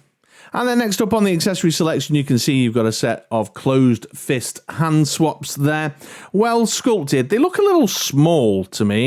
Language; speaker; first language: English; native; English